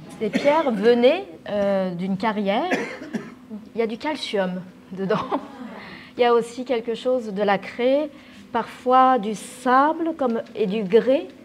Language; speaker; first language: French; non-native, fluent; Japanese